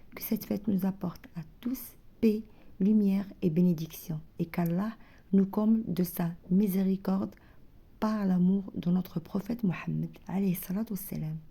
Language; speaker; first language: French; non-native, local second language; Arabic